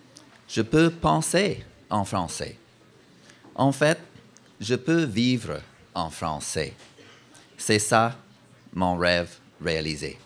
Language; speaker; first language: French; non-native, local second language; English